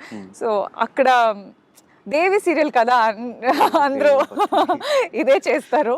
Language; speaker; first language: Telugu; non-native, fluent; Kannada